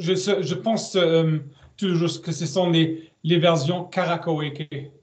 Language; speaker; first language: French; non-native, learner; German